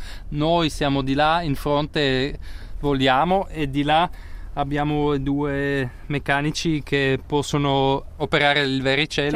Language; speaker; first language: Italian; non-native, local second language; German